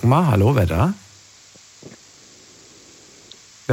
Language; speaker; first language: German; native; German